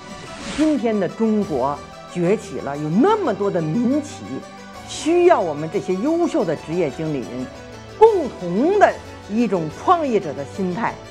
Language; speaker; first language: Chinese; native; Chinese